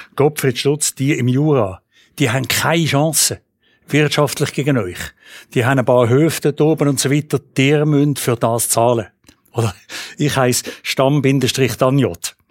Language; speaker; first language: German; native; German